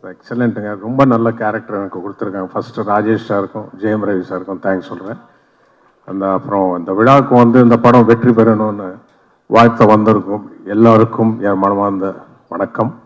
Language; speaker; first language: Tamil; non-native, local second language; Telugu